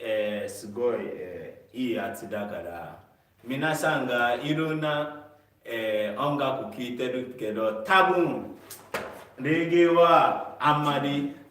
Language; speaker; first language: Japanese; non-native, learner; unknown